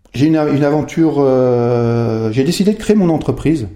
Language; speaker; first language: French; native; French